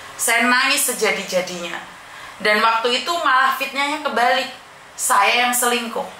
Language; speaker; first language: Indonesian; non-native, local second language; Javanese